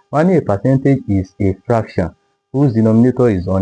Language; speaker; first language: English; non-native, local second language; Yoruba